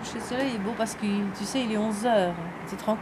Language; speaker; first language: French; native; French